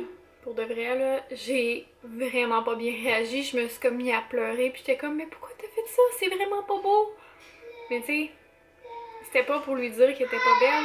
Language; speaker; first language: French; native; French